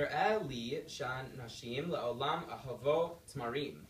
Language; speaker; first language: Hebrew; non-native, learner; English